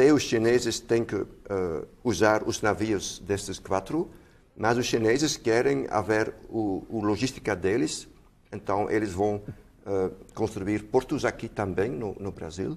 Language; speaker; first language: Portuguese; non-native, fluent; Dutch